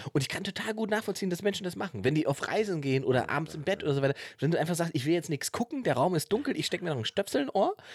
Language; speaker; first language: German; native; German